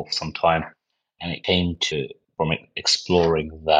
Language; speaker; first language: English; native; English